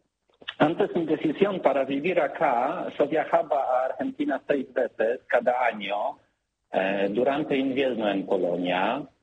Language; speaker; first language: Spanish; non-native, learner; Polish